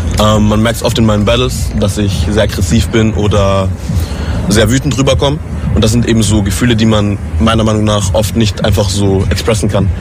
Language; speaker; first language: German; native; German